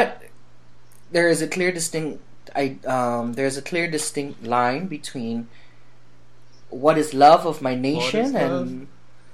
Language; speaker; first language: English; native; English